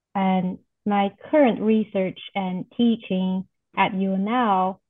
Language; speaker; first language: English; non-native, fluent; Chinese